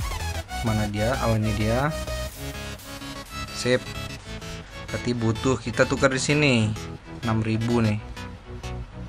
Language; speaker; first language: Indonesian; native; Indonesian